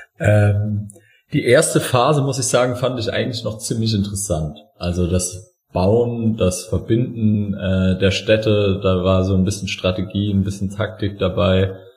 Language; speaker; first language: German; native; German